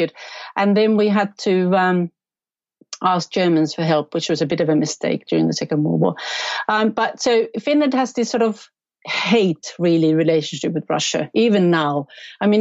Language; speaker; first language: English; non-native, fluent; Finnish